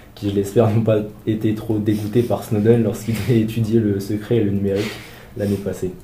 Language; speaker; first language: French; native; French